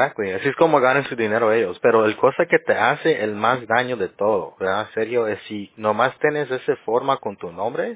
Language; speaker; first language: Spanish; early bilingual, heritage; Spanish